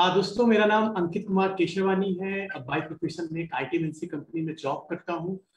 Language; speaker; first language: Hindi; native; Hindi